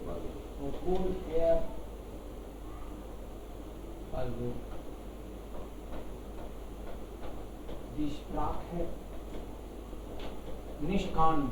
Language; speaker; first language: German; non-native, fluent; Hindi